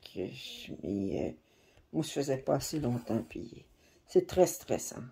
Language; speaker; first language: French; native; French